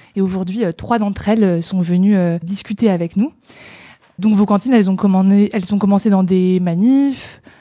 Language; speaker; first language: French; native; French